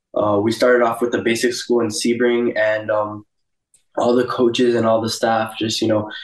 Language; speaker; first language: English; early bilingual, other home language; Portuguese